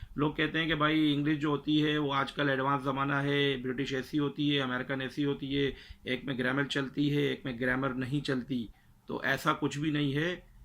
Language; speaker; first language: Urdu; native; Urdu